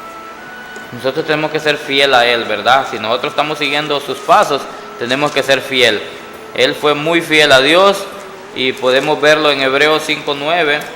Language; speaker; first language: Spanish; native; Spanish